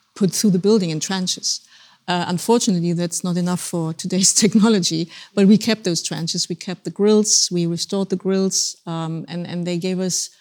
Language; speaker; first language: English; non-native, fluent; German